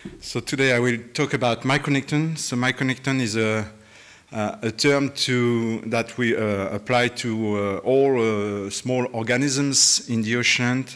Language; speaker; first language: English; non-native, fluent; French